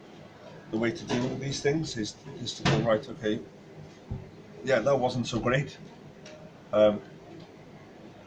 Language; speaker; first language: English; native; English